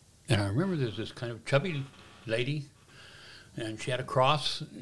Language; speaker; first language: English; native; English